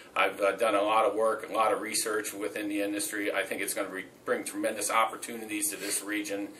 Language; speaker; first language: English; native; English